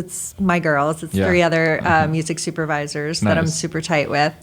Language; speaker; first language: English; native; English